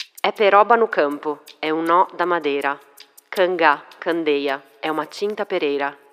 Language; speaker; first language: Italian; early bilingual, other home language; Portuguese